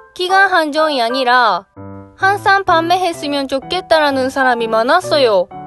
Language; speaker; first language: Korean; non-native, learner; Japanese